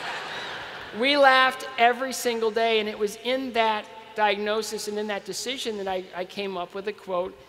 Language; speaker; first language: English; native; English